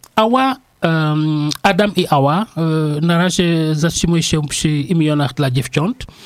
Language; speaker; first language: Polish; non-native, fluent; Wolof